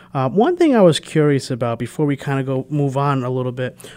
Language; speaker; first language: English; early bilingual, other home language; Portuguese